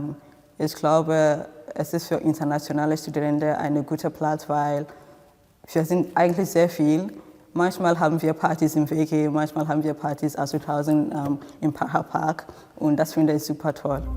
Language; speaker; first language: German; non-native, fluent; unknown